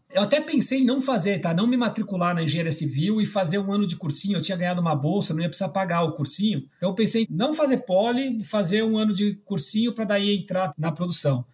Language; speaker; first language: Portuguese; early bilingual, other home language; Spanish